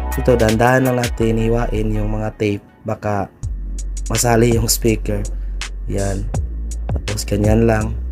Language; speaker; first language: Filipino; non-native, local second language; Cebuano